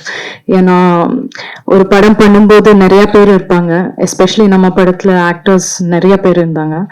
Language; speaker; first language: Tamil; non-native, local second language; Malayalam